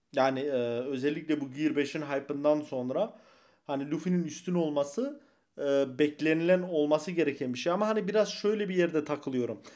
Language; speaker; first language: Turkish; early bilingual, heritage; Turkish